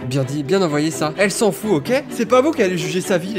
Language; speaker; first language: French; native; French